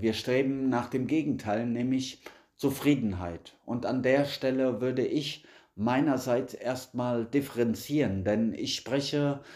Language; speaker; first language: German; native; German